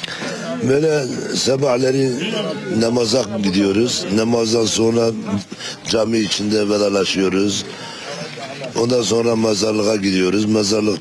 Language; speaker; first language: Turkish; non-native, local second language; Kurdish